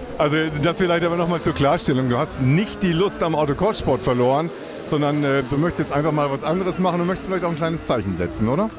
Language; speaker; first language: German; native; German